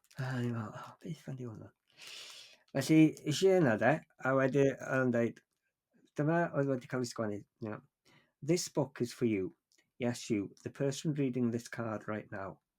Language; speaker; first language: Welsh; native; Welsh